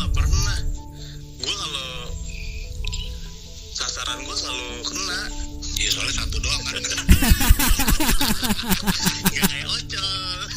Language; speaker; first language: Indonesian; native; Indonesian